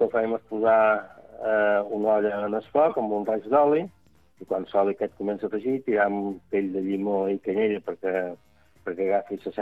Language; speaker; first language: Catalan; native; Catalan